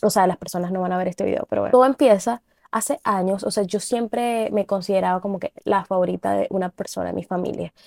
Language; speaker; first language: Spanish; native; Spanish